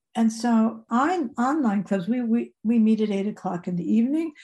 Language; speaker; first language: English; native; English